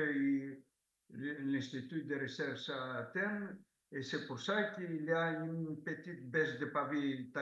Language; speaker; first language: French; non-native, fluent; Greek